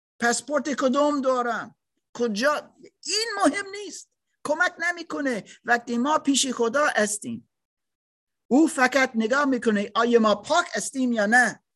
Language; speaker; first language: Persian; non-native, fluent; English